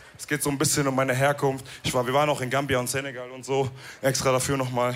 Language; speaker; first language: German; early bilingual, other home language; Wolof